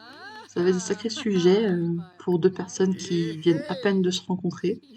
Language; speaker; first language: French; native; French